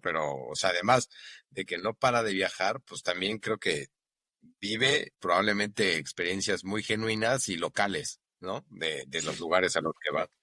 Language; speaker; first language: Spanish; native; Spanish